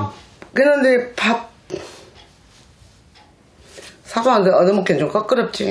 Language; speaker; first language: Korean; native; Korean